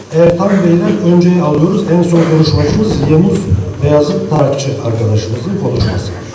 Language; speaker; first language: Turkish; non-native, local second language; Adyghe